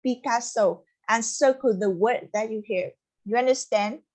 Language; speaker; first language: English; non-native, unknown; Vietnamese